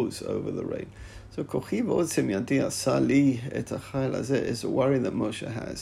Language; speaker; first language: English; native; English